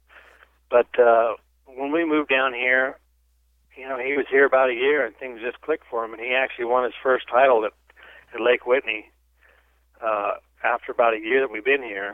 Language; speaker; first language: English; native; English